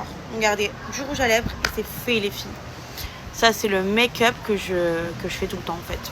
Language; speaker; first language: French; native; French